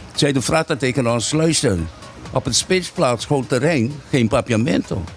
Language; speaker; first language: Dutch; non-native, fluent; Papiamento